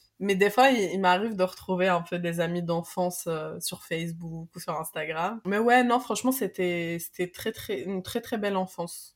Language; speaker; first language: French; early bilingual, other home language; Arabic